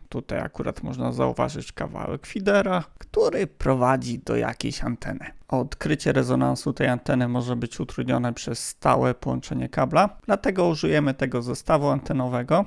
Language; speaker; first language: Polish; native; Polish